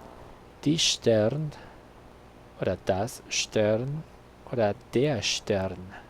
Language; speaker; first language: German; non-native, learner; Spanish